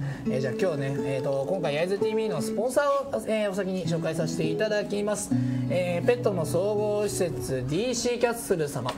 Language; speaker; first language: Japanese; native; Japanese